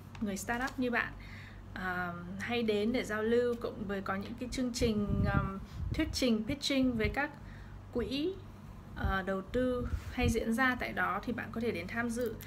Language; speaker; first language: Vietnamese; early bilingual, heritage; Vietnamese